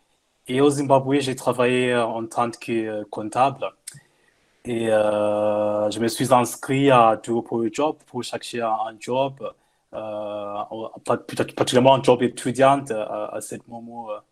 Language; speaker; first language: French; non-native, fluent; English